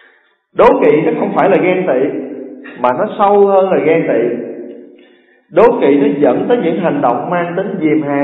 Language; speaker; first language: Vietnamese; native; Vietnamese